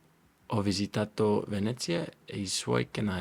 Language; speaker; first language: Italian; non-native, learner; English